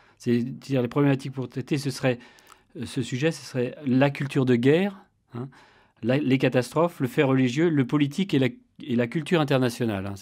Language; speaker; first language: French; native; French